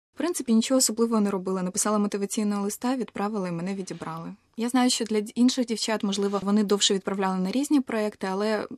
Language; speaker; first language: Ukrainian; native; Ukrainian